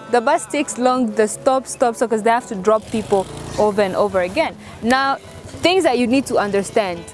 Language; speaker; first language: English; non-native, local second language; Kinyarwanda